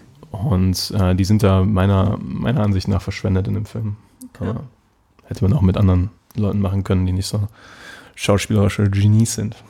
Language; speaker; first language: German; native; German